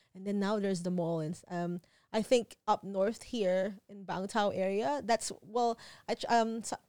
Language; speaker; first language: English; non-native, local second language; Filipino